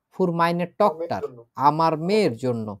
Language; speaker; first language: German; non-native, learner; Bangla